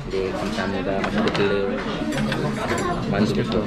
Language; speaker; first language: Korean; non-native, learner; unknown